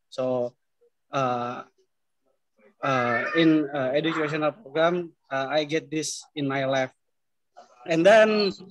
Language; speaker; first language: English; non-native, learner; Indonesian